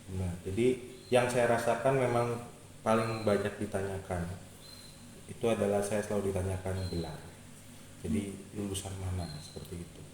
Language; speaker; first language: Indonesian; native; Indonesian